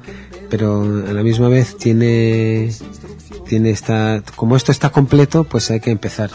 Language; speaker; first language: Spanish; non-native, fluent; Hebrew